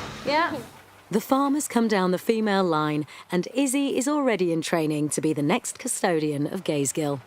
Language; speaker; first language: English; native; English